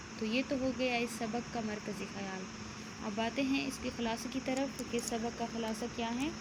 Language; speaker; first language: Urdu; non-native, local second language; Pashto